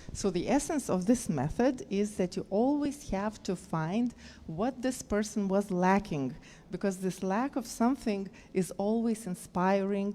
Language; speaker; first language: English; non-native, fluent; Lithuanian